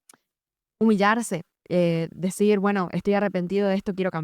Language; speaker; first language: Spanish; native; Spanish